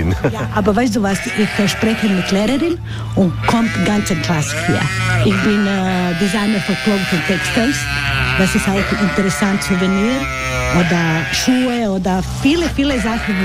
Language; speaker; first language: German; non-native, learner; Croatian